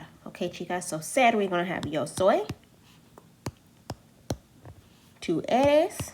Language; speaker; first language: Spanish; non-native, learner; English